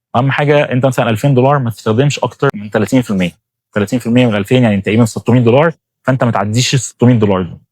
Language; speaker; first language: Egyptian Arabic; native; Egyptian Arabic